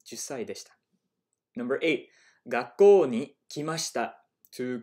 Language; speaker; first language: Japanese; non-native, fluent; English